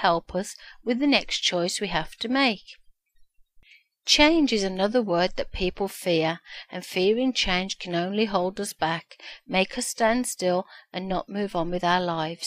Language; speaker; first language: English; native; English